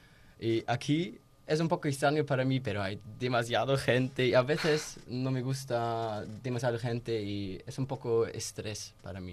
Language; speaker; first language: Spanish; non-native, learner; German